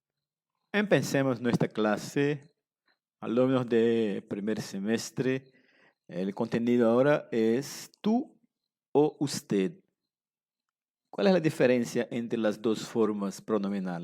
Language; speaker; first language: Spanish; non-native, fluent; Portuguese